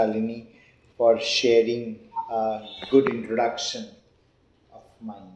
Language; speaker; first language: English; non-native, local second language; Hindi